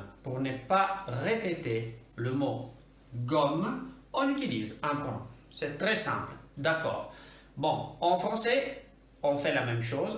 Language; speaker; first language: French; non-native, fluent; Italian